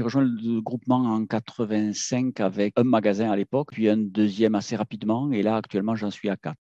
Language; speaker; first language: French; native; French